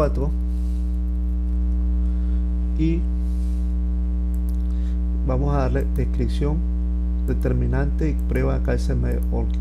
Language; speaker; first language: Spanish; native; Spanish